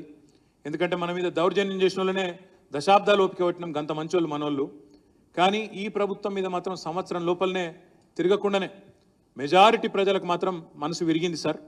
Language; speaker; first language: Telugu; native; Telugu